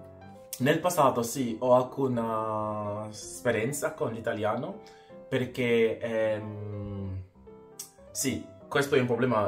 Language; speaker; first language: Italian; non-native, learner; English